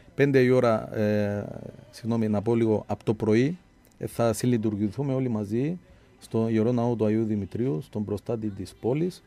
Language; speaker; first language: Greek; native; Greek